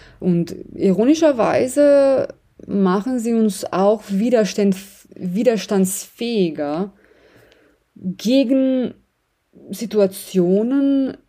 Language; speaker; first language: German; non-native, fluent; Slovenian